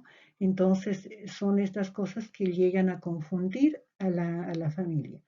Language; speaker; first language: Spanish; native; Spanish